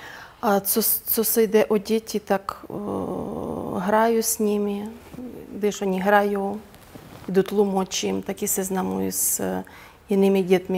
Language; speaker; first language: Czech; non-native, learner; Ukrainian